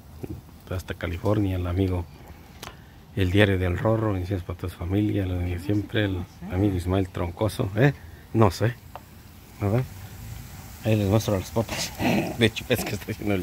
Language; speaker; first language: Spanish; native; Spanish